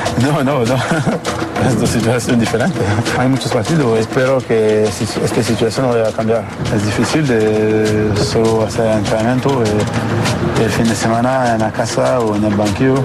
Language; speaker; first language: Spanish; non-native, learner; French